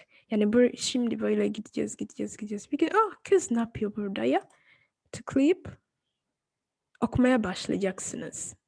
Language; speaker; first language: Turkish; non-native, fluent; English